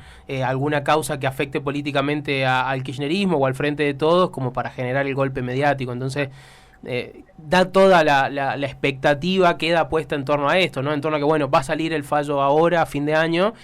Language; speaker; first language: Spanish; native; Spanish